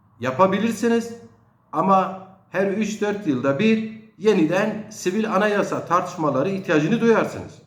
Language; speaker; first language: Turkish; non-native, local second language; Zaza